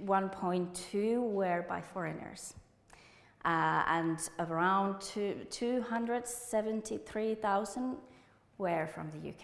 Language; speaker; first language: English; non-native, fluent; Finnish